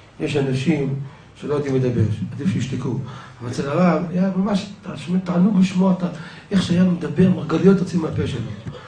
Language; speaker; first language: Hebrew; native; Hebrew